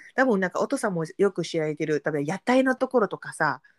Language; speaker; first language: Japanese; non-native, fluent; Malay